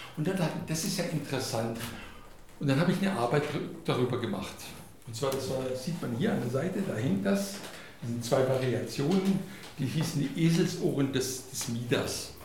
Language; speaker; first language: German; non-native, fluent; Hungarian